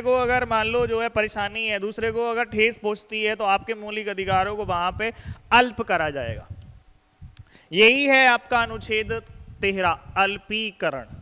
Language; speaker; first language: Hindi; native; Hindi